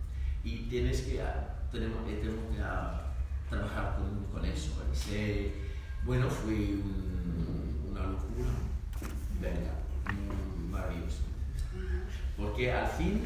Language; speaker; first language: Spanish; non-native, learner; French